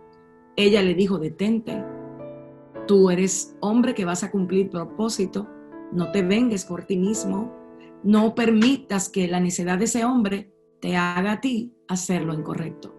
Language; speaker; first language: Spanish; native; Spanish